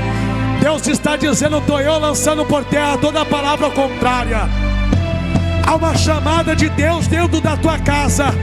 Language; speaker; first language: Portuguese; native; Portuguese